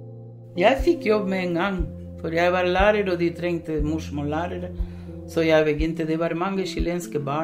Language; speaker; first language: Norwegian; non-native, fluent; Spanish